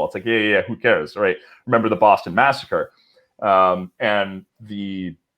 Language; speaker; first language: English; native; English